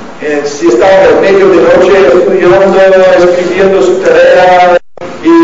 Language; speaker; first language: Spanish; non-native, learner; English